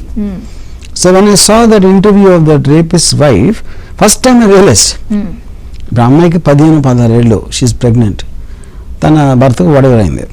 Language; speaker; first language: Telugu; native; Telugu